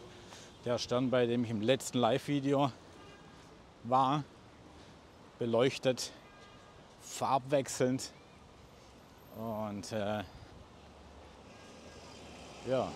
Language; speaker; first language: German; native; German